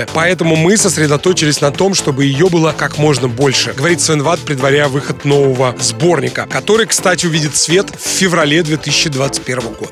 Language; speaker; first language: Russian; native; Russian